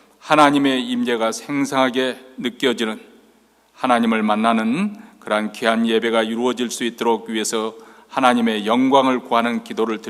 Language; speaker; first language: Korean; native; Korean